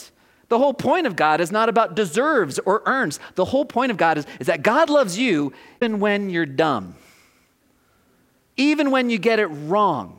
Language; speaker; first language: English; native; English